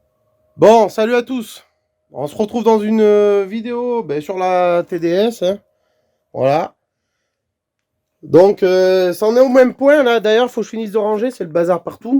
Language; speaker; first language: French; native; French